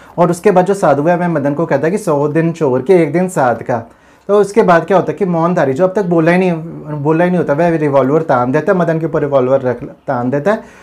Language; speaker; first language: Hindi; non-native, local second language; Punjabi